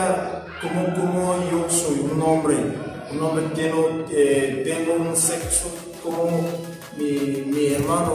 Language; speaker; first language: Spanish; non-native, learner; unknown